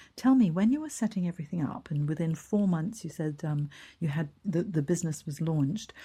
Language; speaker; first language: English; native; English